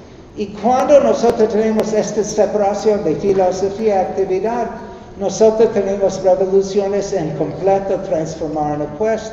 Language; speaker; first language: Spanish; non-native, learner; English